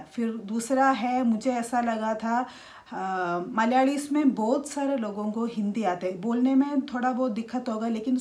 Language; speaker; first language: Hindi; non-native, local second language; Malayalam